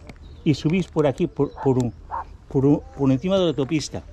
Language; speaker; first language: Spanish; native; Spanish